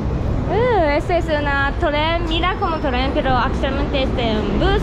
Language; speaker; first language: Spanish; non-native, learner; Japanese